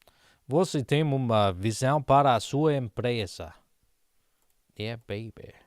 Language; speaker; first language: Portuguese; non-native, learner; English